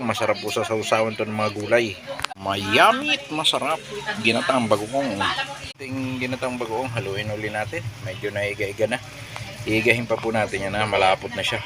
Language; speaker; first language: Filipino; native; Filipino